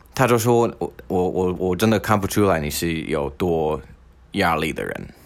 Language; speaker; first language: Chinese; non-native, fluent; English